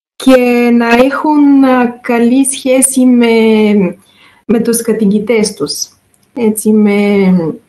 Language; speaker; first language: Greek; non-native, fluent; Bulgarian